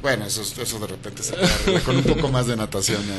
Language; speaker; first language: Spanish; native; Spanish